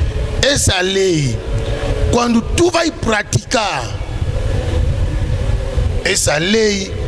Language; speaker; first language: Portuguese; non-native, learner; Lingala